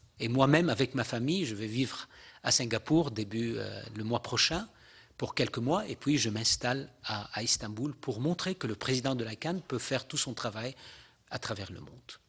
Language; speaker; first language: French; non-native, local second language; Arabic